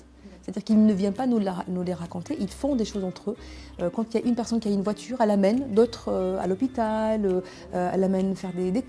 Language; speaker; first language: French; native; French